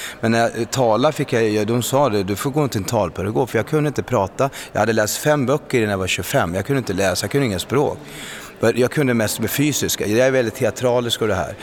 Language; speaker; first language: Swedish; early bilingual, other home language; Spanish